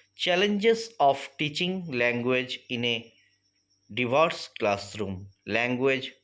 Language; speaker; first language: English; non-native, local second language; Bangla